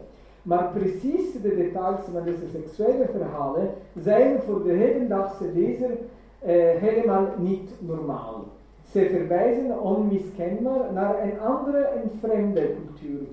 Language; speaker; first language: Dutch; non-native, fluent; Italian